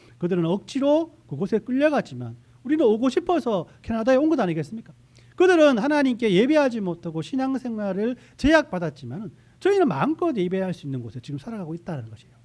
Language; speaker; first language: Korean; native; Korean